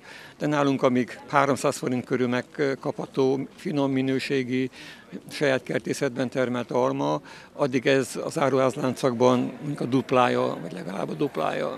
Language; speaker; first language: Hungarian; native; Hungarian